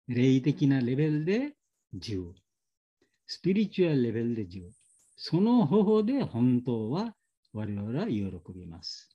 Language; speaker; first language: Japanese; non-native, learner; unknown